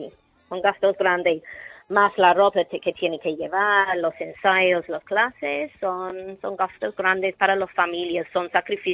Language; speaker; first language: Spanish; non-native, fluent; English